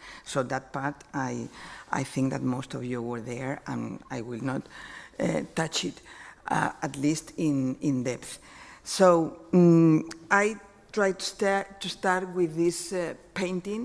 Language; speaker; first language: English; non-native, fluent; Spanish